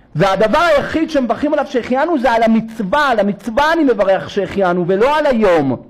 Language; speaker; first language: Hebrew; native; Hebrew